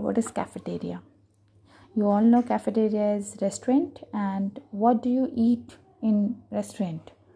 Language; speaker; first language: English; non-native, local second language; Hindi